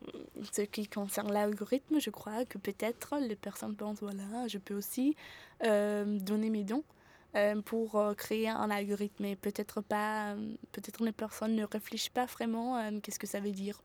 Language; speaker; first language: French; non-native, fluent; German